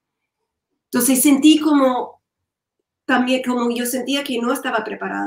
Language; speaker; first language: Spanish; non-native, learner; English